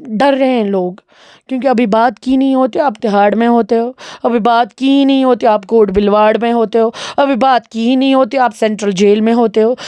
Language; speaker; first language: Urdu; non-native, local second language; Kashmiri